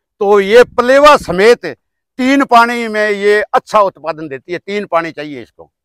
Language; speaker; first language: Hindi; native; Hindi